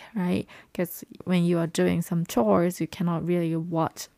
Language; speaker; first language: English; non-native, fluent; Japanese